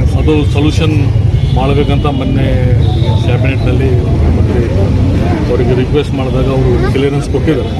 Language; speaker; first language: Kannada; non-native, local second language; Urdu